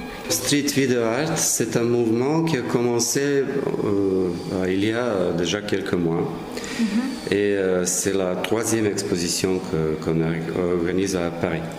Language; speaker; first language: French; non-native, fluent; Serbian